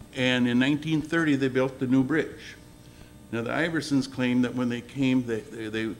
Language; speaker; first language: English; native; English